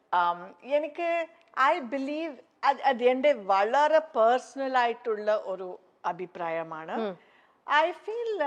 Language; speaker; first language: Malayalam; non-native, fluent; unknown